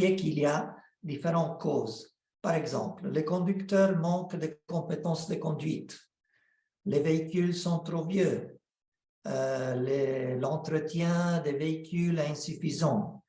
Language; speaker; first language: French; non-native, fluent; Italian